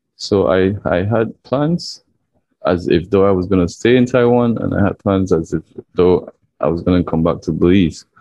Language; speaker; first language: English; early bilingual, other home language; Chinese